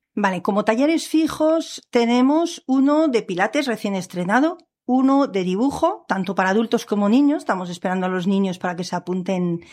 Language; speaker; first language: Spanish; non-native, fluent; French